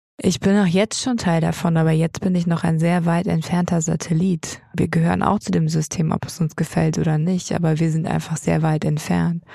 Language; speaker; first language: German; native; German